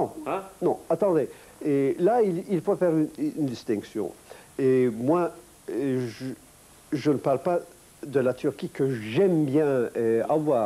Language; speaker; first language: French; non-native, fluent; Turkish